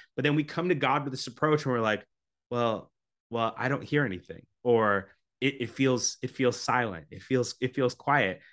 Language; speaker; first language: English; native; English